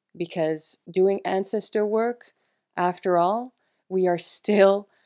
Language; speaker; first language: English; non-native, fluent; French